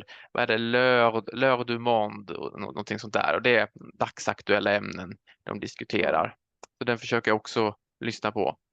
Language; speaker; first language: Swedish; native; Swedish